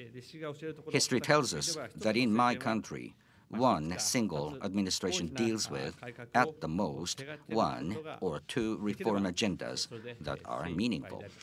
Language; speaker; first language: English; non-native, fluent; Japanese